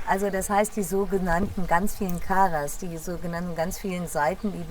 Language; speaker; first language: German; native; German